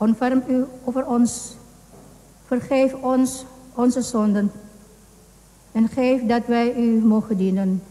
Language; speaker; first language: Dutch; non-native, fluent; Indonesian